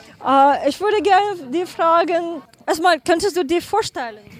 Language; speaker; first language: German; non-native, learner; Ukrainian